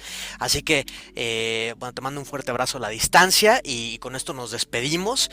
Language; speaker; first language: Spanish; native; Spanish